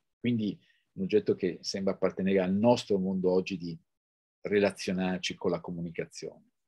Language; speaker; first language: Italian; native; Italian